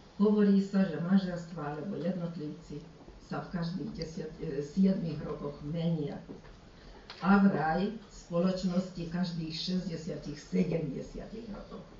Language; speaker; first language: Slovak; early bilingual, heritage; Slovak